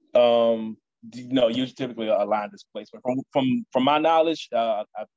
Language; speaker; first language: English; native; English